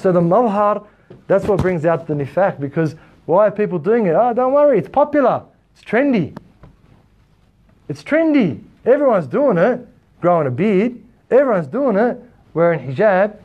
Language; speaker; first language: English; native; English